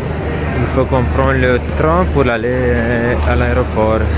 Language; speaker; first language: French; non-native, fluent; Romanian